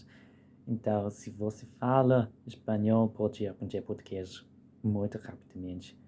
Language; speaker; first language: Portuguese; non-native, fluent; English